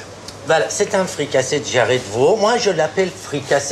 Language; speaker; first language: French; non-native, fluent; Persian